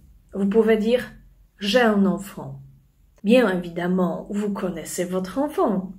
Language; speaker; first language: French; non-native, fluent; Polish